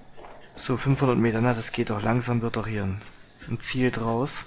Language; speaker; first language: German; native; German